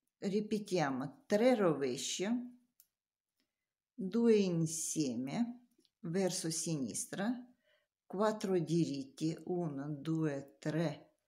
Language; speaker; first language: Italian; non-native, learner; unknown